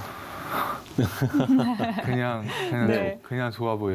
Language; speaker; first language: Korean; non-native, fluent; Chinese